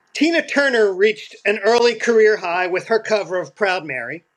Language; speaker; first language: English; native; English